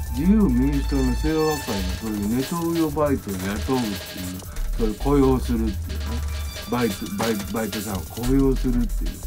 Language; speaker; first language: Japanese; native; Japanese